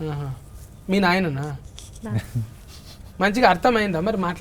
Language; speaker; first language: Telugu; native; Telugu